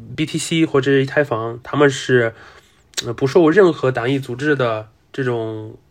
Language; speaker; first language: Chinese; non-native, fluent; Russian